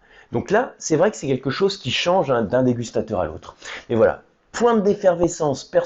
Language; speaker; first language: French; native; French